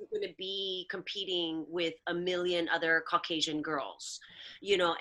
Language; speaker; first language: English; early bilingual, other home language; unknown